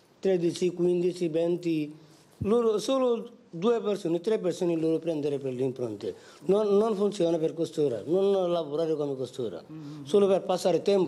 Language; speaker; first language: Italian; non-native, learner; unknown